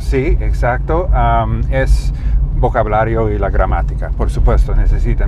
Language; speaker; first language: Spanish; non-native, learner; English